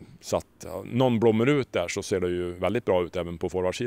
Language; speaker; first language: Swedish; native; Swedish